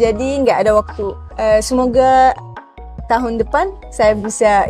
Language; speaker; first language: Indonesian; non-native, learner; Arabic